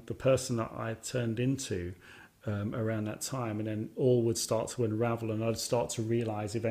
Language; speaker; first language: English; native; English